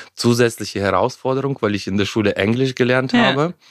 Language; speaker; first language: German; non-native, fluent; Ukrainian